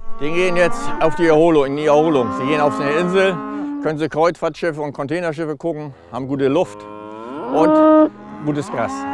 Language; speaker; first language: German; native; German